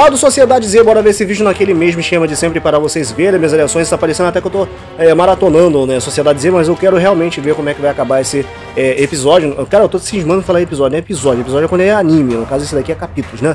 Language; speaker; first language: Portuguese; native; Portuguese